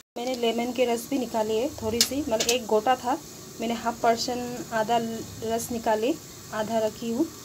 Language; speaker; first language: Hindi; non-native, local second language; Nepali